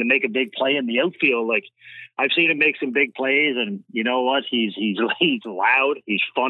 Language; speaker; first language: English; native; English